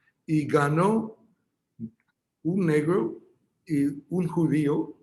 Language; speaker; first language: Spanish; non-native, fluent; English